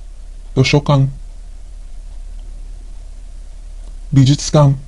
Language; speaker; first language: Japanese; non-native, fluent; Filipino